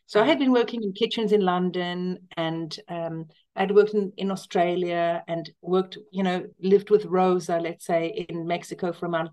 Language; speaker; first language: English; native; English